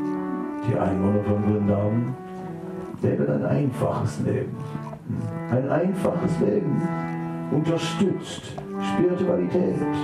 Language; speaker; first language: German; non-native, fluent; Dutch